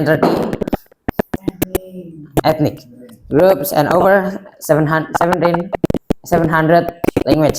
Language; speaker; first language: English; non-native, local second language; Indonesian